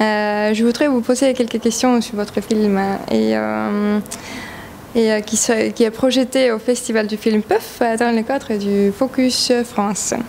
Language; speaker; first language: French; non-native, fluent; Estonian